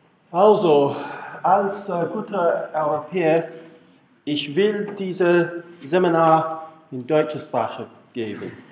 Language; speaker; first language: German; non-native, learner; English